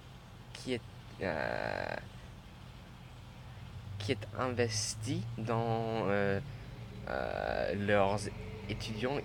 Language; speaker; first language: French; non-native, learner; English